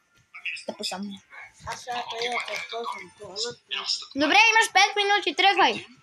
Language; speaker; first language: Bulgarian; early bilingual, other home language; Russian